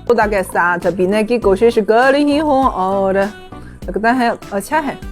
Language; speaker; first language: Hindi; non-native, learner; Chinese